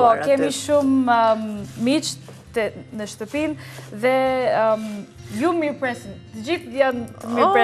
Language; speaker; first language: Albanian; non-native, learner; English